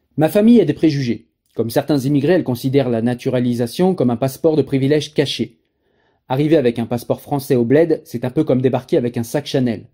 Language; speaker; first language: French; native; French